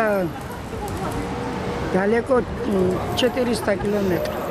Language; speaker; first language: Russian; non-native, learner; Georgian